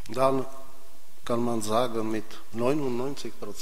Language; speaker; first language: German; non-native, fluent; Czech